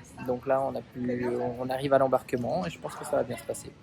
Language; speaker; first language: French; native; French